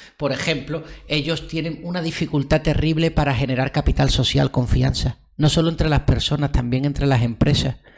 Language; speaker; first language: Spanish; native; Spanish